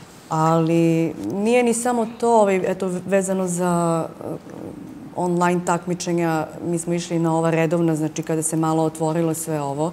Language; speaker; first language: Serbian; native; Serbian